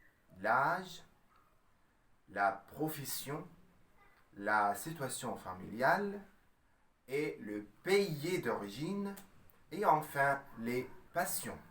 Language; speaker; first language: French; non-native, fluent; Arabic